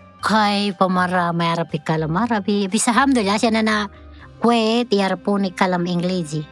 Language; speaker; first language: Arabic; non-native, learner; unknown